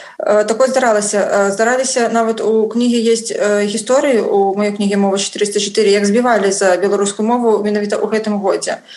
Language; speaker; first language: Belarusian; non-native, local second language; Russian